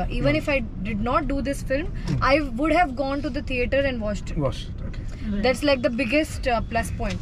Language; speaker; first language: Telugu; non-native, fluent; Hindi